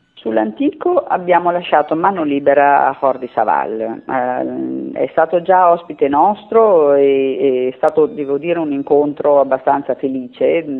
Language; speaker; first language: Italian; native; Italian